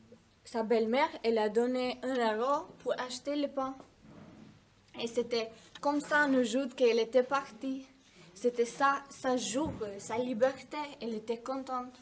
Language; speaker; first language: French; non-native, learner; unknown